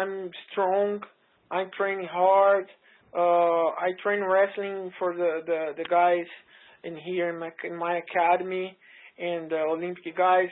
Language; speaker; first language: English; non-native, learner; Portuguese